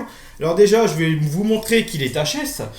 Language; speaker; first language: French; native; French